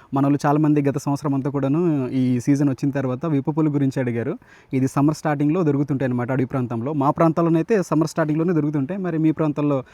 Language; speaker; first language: Telugu; native; Telugu